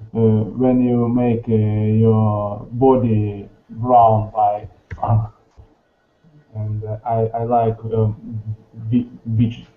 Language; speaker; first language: English; non-native, learner; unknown